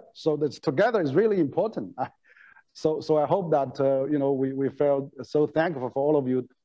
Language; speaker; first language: English; non-native, fluent; Chinese